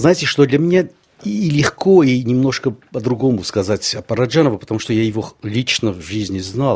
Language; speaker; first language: Russian; non-native, local second language; Armenian